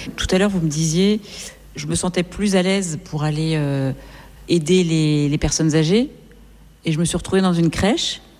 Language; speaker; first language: French; native; French